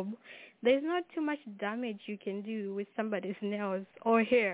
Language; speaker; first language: English; non-native, local second language; Nyanja